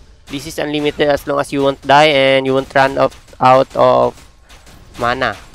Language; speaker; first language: English; non-native, local second language; Filipino